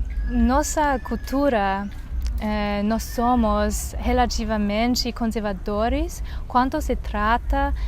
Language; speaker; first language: Portuguese; non-native, learner; Chinese